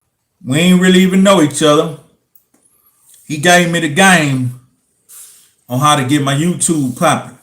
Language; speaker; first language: English; native; English